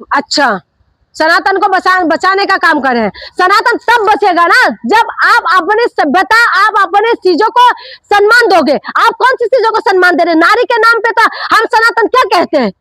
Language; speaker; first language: Hindi; non-native, local second language; Assamese